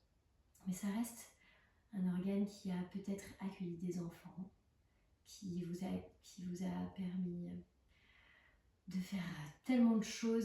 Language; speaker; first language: French; native; French